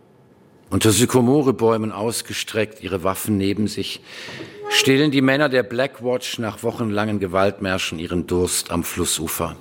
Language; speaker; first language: German; native; German